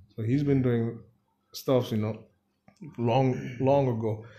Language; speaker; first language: English; non-native, local second language; Bangla